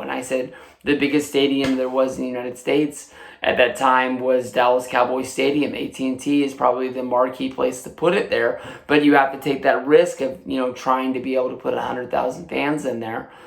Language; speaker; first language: English; native; English